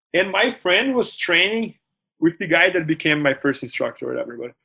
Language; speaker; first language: English; non-native, fluent; Portuguese